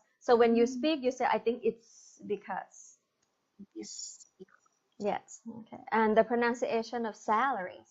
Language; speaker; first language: English; non-native, fluent; Thai